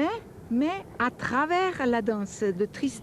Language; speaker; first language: French; non-native, fluent; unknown